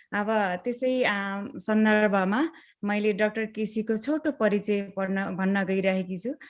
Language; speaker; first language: Nepali; native; Nepali